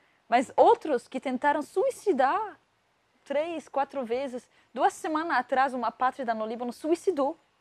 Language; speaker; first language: Portuguese; non-native, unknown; Arabic